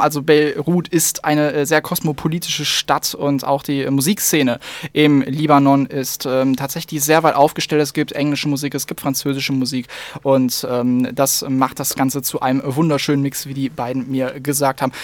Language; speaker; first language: German; native; German